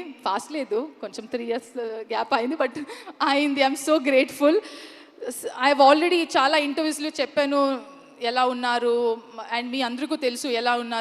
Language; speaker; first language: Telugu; non-native, learner; Kannada